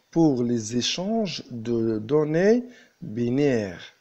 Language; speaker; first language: French; non-native, local second language; Arabic